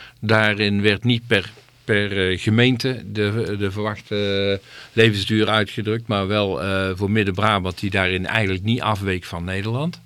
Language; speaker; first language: Dutch; native; Dutch